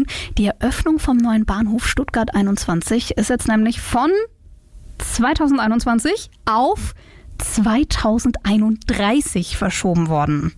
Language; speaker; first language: German; native; German